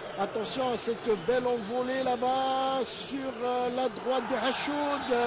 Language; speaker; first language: French; non-native, local second language; Arabic